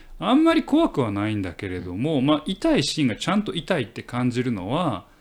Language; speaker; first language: Japanese; native; Japanese